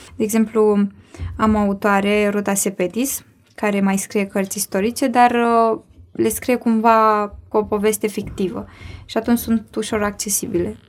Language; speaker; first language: Romanian; native; Romanian